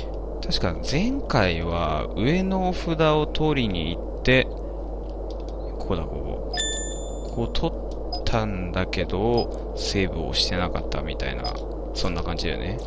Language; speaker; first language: Japanese; native; Japanese